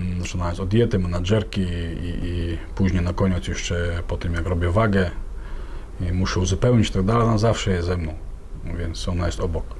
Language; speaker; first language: Polish; non-native, fluent; Chechen